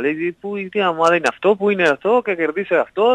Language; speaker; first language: Greek; non-native, learner; Spanish